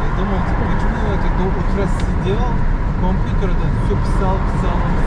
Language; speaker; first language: Russian; non-native, learner; Turkish